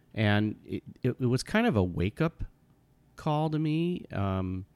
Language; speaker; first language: English; native; English